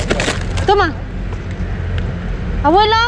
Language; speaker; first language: Spanish; non-native, learner; Filipino